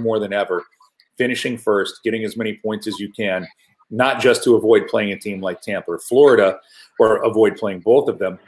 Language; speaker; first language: English; native; English